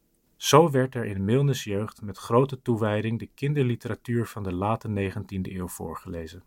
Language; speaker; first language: Dutch; native; Dutch